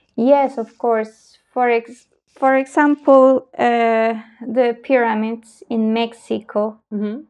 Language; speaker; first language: English; non-native, learner; Spanish